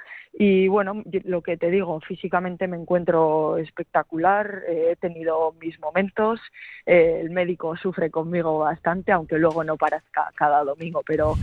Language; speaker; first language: Spanish; native; Spanish